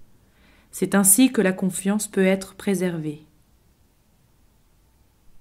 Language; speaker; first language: French; native; French